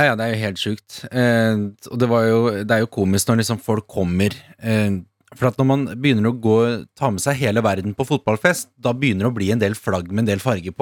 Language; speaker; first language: Norwegian; native; Norwegian